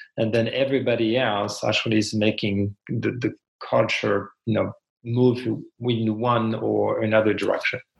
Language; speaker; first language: English; non-native, fluent; French